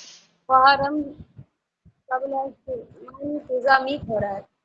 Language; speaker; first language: Persian; non-native, learner; Urdu